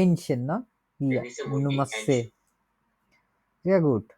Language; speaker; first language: German; non-native, learner; Bangla